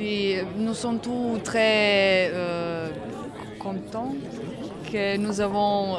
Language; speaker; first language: French; non-native, learner; Croatian